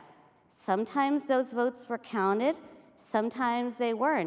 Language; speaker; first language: English; native; English